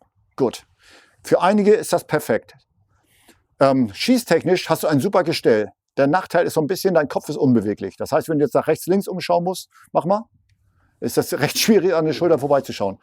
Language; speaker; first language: German; native; German